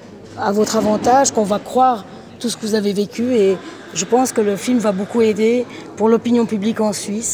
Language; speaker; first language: French; native; French